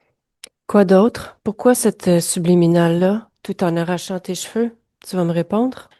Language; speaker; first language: French; native; French